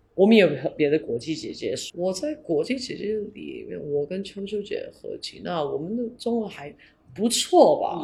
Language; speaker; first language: Chinese; early bilingual, heritage; English